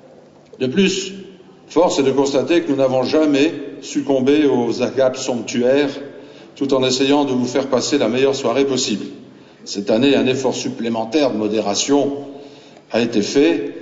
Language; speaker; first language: French; native; French